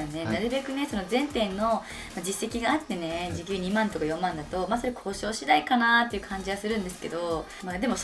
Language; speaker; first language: Japanese; native; Japanese